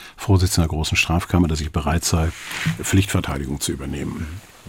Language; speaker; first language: German; native; German